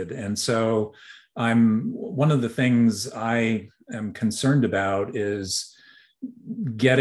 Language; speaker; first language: English; native; English